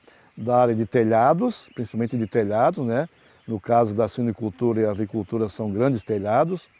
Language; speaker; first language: Portuguese; native; Portuguese